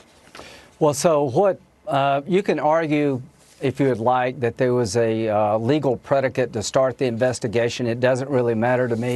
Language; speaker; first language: English; native; English